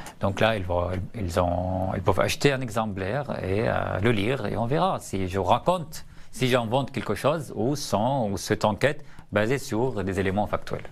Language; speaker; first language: French; non-native, fluent; Arabic